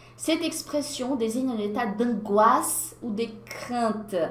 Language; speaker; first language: French; non-native, fluent; Portuguese